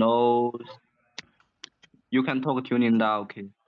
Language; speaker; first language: English; non-native, learner; Chinese